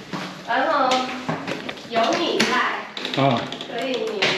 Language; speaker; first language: Chinese; non-native, learner; Vietnamese